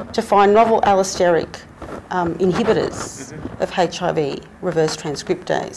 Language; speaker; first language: English; native; English